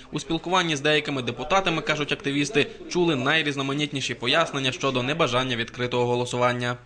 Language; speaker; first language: Ukrainian; native; Ukrainian